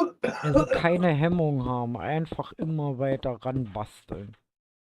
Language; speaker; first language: German; native; German